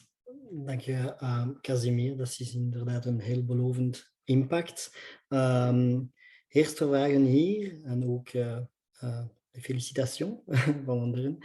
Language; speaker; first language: Dutch; non-native, local second language; French